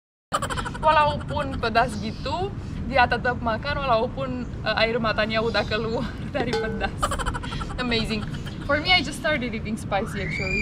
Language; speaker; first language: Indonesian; non-native, fluent; Romanian